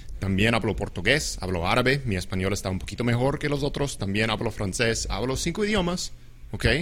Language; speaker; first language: Spanish; non-native, fluent; English